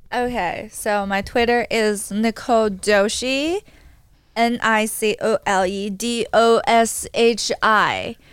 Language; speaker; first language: English; non-native, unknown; Chinese